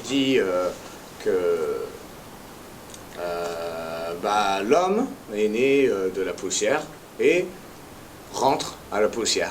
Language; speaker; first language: French; early bilingual, heritage; French